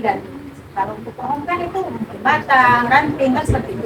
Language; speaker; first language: Indonesian; native; Indonesian